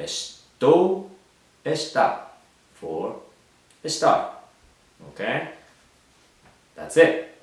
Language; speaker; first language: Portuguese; non-native, fluent; Japanese